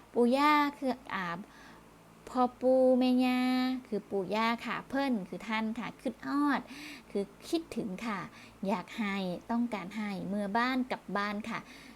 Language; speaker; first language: Thai; native; Thai